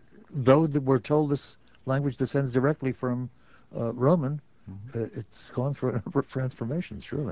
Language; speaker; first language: English; native; English